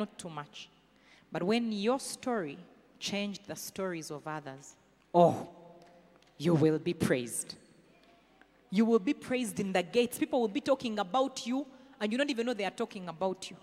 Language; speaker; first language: English; non-native, local second language; Nyankole